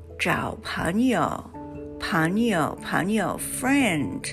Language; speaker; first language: Chinese; non-native, fluent; English